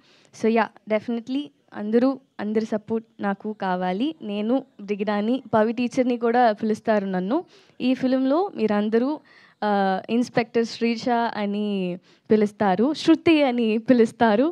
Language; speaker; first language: Telugu; non-native, learner; Tamil